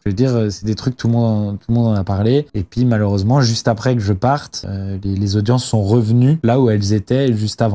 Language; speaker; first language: French; native; French